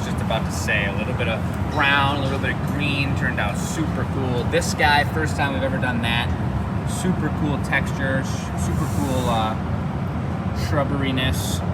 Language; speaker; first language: English; native; English